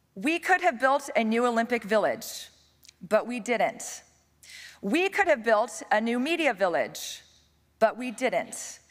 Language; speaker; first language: English; native; English